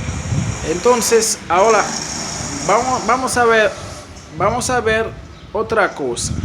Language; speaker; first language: Spanish; non-native, learner; Haitian Creole